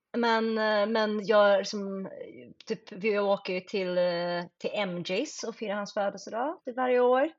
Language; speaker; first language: Swedish; native; Swedish